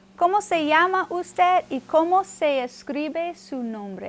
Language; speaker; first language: Spanish; non-native, fluent; English